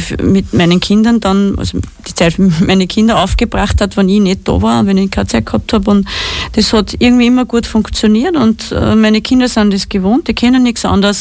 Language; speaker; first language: German; native; German